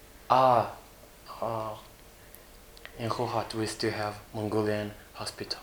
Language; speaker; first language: English; non-native, learner; Mongolian